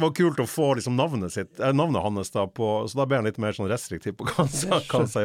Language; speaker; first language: Norwegian; native; Norwegian